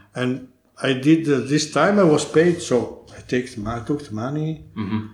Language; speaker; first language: English; non-native, learner; Italian